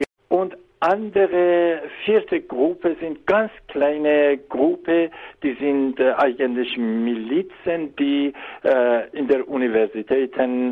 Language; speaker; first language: German; non-native, learner; Persian